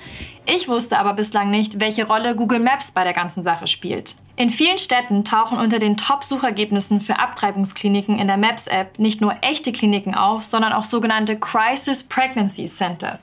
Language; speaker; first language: German; native; German